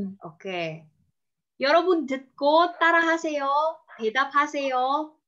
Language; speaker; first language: Korean; non-native, fluent; Indonesian